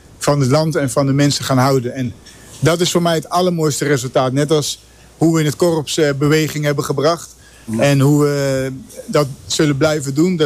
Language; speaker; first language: Dutch; native; Dutch